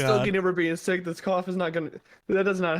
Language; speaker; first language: English; native; English